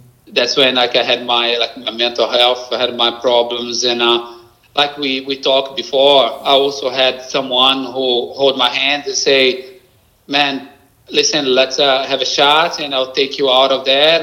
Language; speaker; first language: English; non-native, fluent; Portuguese